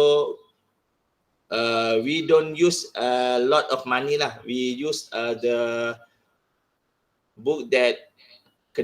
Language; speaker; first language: English; non-native, local second language; Malay